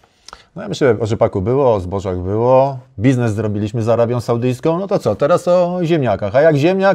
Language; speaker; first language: Polish; native; Polish